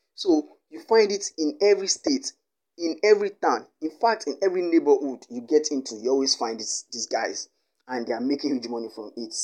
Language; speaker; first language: English; non-native, local second language; Yoruba